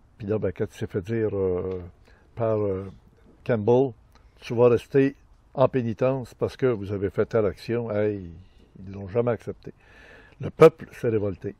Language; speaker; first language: French; native; French